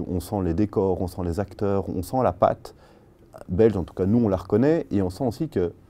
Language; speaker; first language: French; native; French